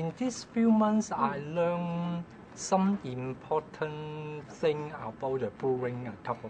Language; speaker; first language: English; non-native, local second language; Cantonese